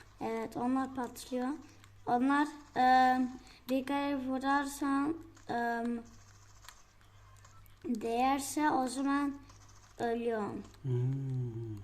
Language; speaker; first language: Turkish; early bilingual, heritage; Turkish